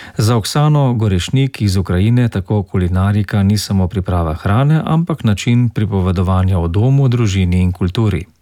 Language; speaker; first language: Slovenian; native; Slovenian